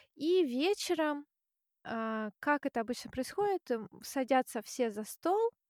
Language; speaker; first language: Russian; native; Russian